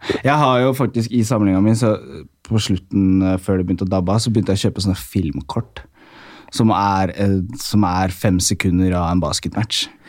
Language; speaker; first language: Norwegian; early bilingual, other home language; Amharic